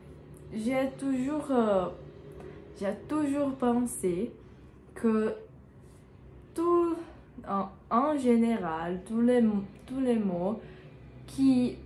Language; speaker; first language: French; non-native, learner; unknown